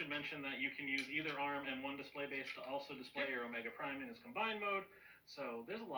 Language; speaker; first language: English; native; English